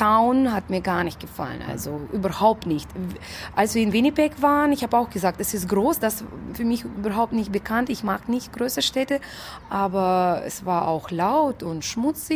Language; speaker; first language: German; non-native, fluent; Russian